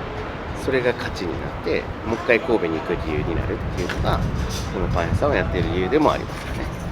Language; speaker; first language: Japanese; native; Japanese